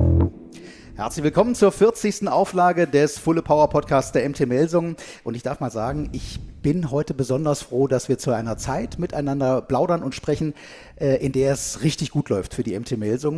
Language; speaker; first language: German; native; German